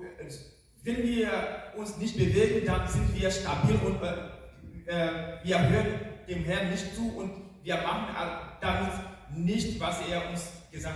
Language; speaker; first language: German; non-native, fluent; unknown